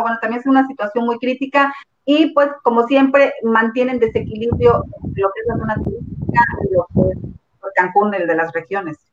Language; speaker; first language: Spanish; native; Spanish